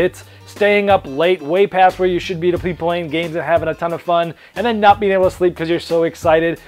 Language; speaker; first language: English; native; English